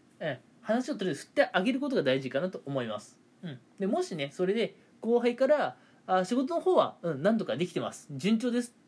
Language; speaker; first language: Japanese; native; Japanese